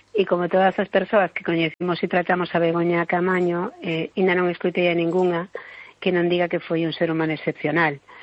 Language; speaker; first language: Galician; non-native, local second language; Spanish